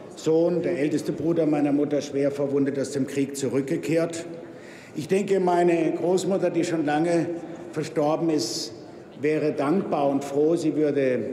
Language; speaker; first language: German; native; German